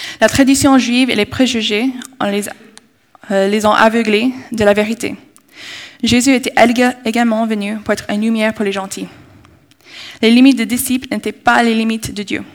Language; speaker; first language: French; non-native, fluent; English